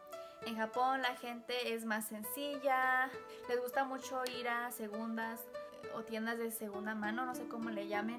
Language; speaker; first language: Spanish; early bilingual, heritage; Spanish